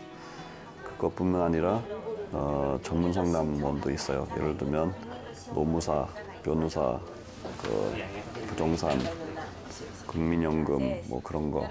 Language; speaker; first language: Korean; non-native, fluent; English